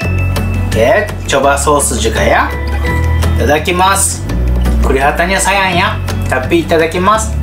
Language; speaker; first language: Indonesian; non-native, learner; Japanese